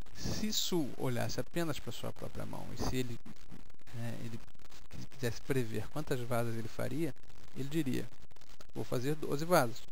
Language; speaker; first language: Portuguese; native; Portuguese